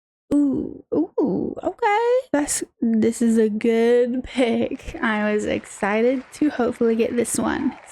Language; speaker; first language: English; native; English